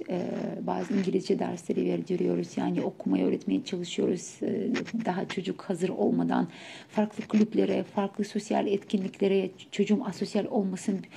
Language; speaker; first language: Turkish; non-native, fluent; Ukrainian